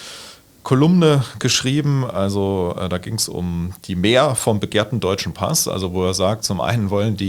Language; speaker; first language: German; native; German